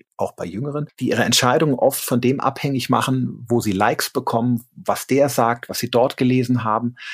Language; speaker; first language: German; native; German